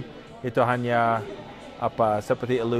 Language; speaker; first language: Indonesian; non-native, fluent; English